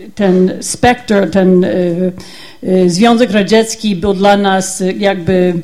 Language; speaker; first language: Polish; non-native, learner; English